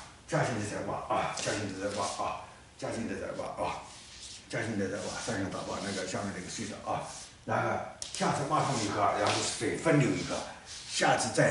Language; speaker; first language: Chinese; native; Chinese